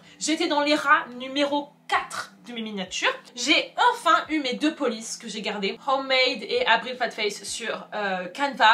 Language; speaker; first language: French; native; French